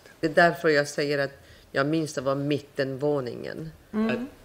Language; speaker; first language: Swedish; non-native, fluent; Persian